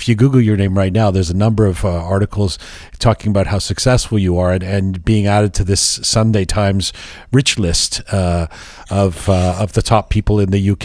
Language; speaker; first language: English; native; English